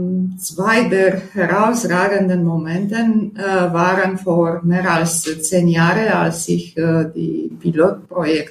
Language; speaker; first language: German; non-native, fluent; Romanian